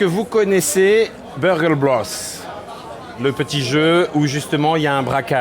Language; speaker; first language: French; native; French